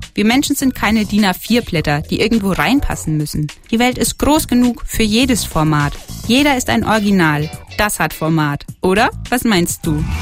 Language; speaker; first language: German; native; German